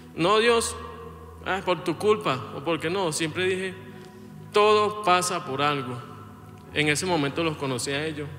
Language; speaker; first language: Spanish; native; Spanish